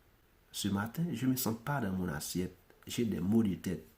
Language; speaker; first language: French; non-native, local second language; Haitian Creole